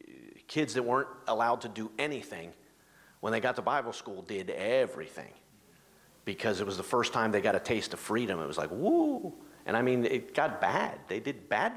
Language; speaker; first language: English; native; English